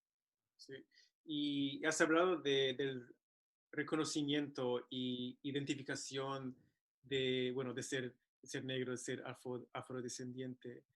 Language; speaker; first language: Spanish; non-native, fluent; English